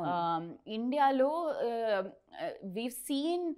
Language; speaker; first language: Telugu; non-native, learner; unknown